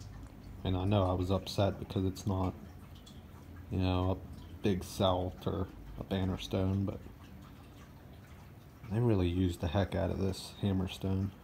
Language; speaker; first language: English; native; English